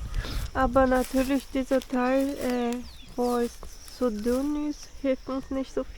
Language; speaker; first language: German; non-native, fluent; Portuguese